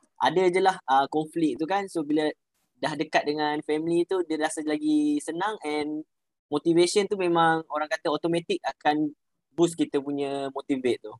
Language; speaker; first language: Malay; native; Malay